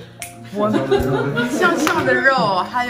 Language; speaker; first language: Chinese; non-native, fluent; French